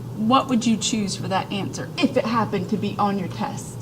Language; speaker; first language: English; native; English